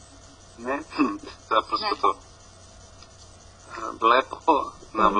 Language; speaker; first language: Greek; non-native, learner; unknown